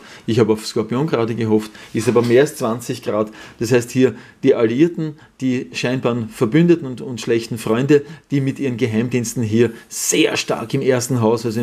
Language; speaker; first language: German; native; German